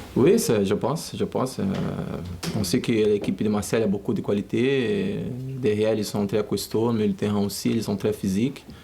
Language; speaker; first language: French; non-native, learner; Portuguese